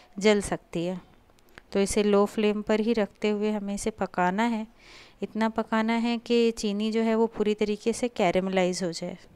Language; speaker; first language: Hindi; native; Hindi